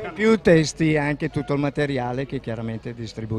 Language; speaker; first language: Italian; native; Italian